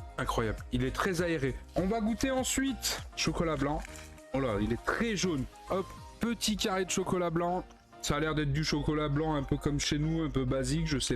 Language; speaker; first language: French; native; French